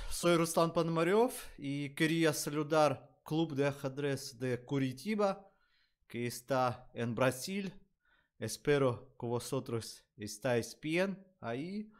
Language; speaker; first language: Spanish; non-native, learner; Russian